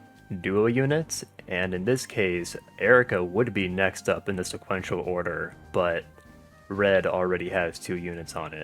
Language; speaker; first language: English; native; English